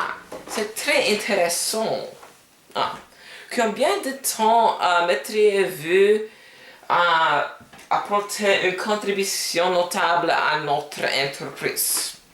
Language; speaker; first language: French; non-native, learner; English